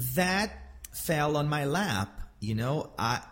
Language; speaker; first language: English; non-native, fluent; Portuguese